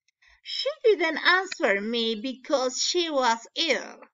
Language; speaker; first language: English; non-native, learner; Spanish